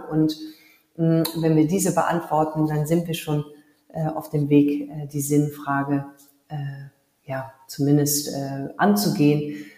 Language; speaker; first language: German; early bilingual, heritage; German